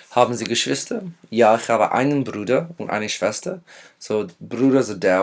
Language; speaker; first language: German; non-native, fluent; English